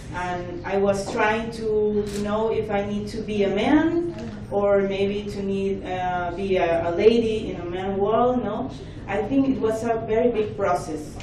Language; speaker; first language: English; non-native, fluent; Spanish